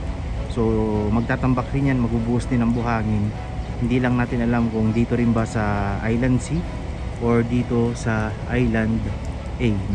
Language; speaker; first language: Filipino; native; Filipino